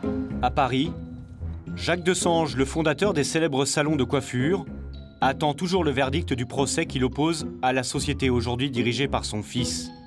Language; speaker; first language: French; native; French